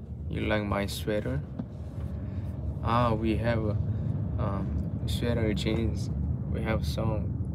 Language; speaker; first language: English; non-native, learner; Korean